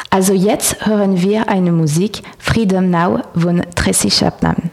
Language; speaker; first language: German; non-native, learner; French